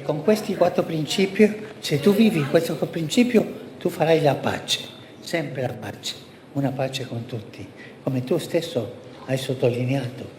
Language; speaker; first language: Italian; non-native, fluent; Spanish